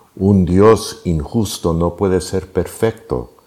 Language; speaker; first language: Spanish; native; Spanish